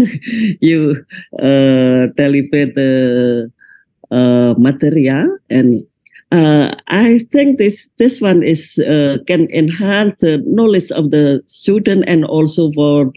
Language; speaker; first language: English; non-native, learner; Indonesian